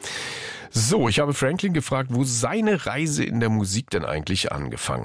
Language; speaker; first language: German; native; German